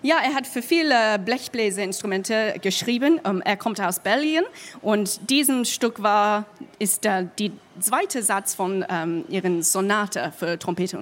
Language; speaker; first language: German; non-native, fluent; English